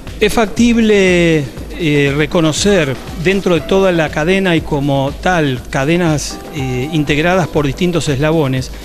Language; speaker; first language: Spanish; native; Spanish